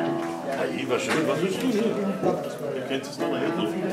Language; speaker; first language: Swedish; non-native, fluent; Arabic